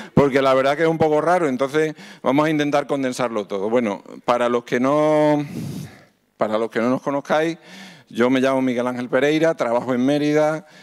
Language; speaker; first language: Spanish; native; Spanish